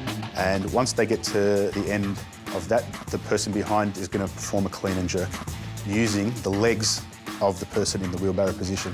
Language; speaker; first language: English; native; English